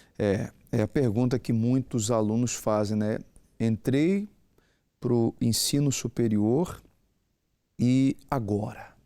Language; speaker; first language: Portuguese; native; Portuguese